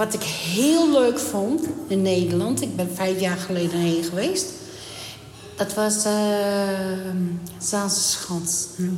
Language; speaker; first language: Dutch; early bilingual, heritage; Dutch